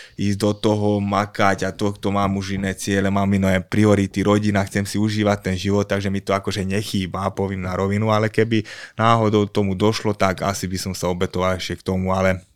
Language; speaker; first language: Slovak; non-native, local second language; Hungarian